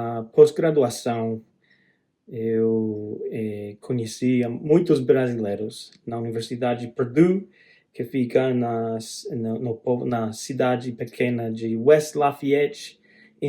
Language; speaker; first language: Portuguese; non-native, fluent; English